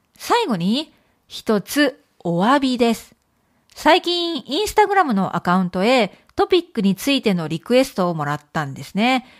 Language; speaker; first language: Japanese; native; Japanese